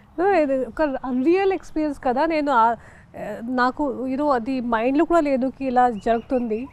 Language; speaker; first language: Telugu; non-native, local second language; Hindi